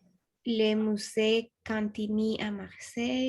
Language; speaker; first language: French; non-native, learner; Spanish